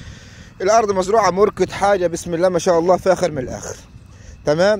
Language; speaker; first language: Arabic; native; Arabic